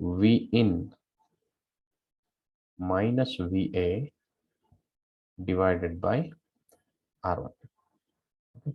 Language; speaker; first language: English; non-native, local second language; Kannada